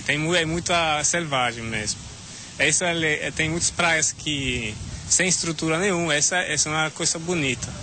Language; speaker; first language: Portuguese; non-native, fluent; Swedish